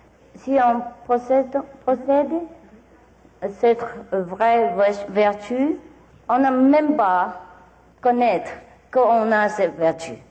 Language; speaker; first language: French; non-native, learner; Vietnamese